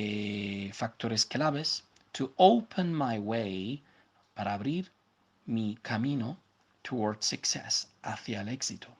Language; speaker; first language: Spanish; non-native, fluent; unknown